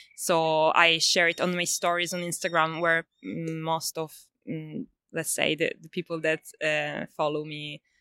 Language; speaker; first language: English; non-native, fluent; Italian